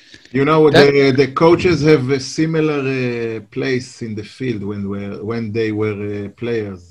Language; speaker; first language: English; non-native, learner; Hebrew